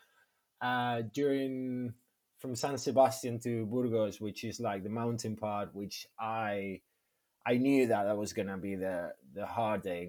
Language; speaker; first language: English; non-native, fluent; Spanish